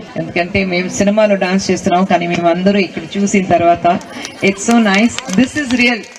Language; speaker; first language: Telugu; non-native, fluent; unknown